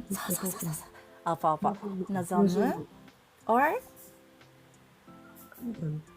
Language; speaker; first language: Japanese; non-native, fluent; Filipino